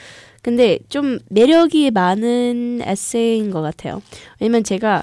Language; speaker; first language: Korean; early bilingual, heritage; English